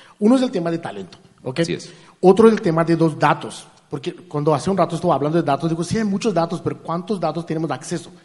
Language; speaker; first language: Spanish; non-native, fluent; Marathi